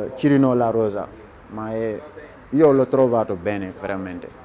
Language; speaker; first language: Italian; non-native, learner; Wolof